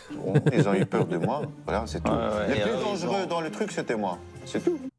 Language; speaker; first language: French; non-native, fluent; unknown